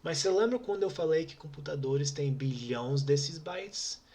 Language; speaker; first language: Portuguese; non-native, fluent; English